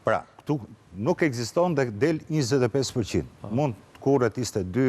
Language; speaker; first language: Albanian; native; Albanian